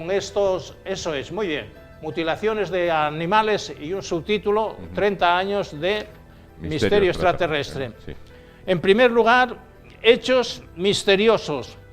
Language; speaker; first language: Spanish; native; Spanish